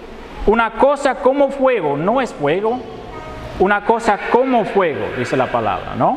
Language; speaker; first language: Spanish; non-native, fluent; Dutch